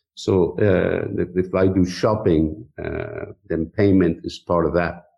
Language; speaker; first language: English; non-native, fluent; Persian